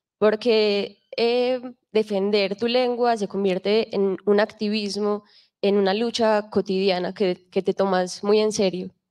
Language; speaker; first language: Spanish; native; Spanish